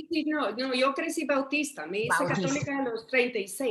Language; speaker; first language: Spanish; early bilingual, heritage; Spanish